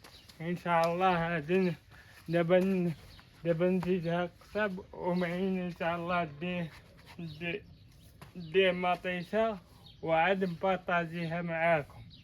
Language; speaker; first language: Arabic; native; Arabic